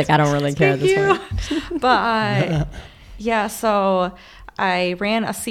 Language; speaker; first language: English; native; English